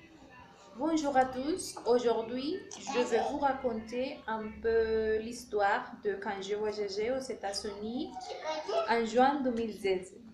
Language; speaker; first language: French; non-native, learner; Spanish